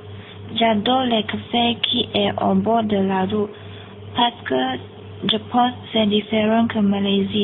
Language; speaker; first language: French; non-native, learner; Malay